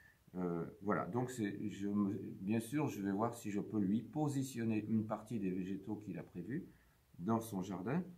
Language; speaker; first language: French; native; French